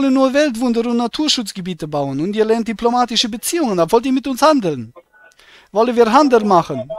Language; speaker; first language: German; native; German